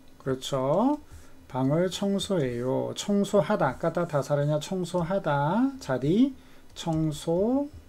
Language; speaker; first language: Korean; native; Korean